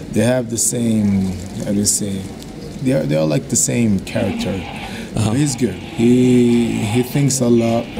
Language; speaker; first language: English; non-native, fluent; Swedish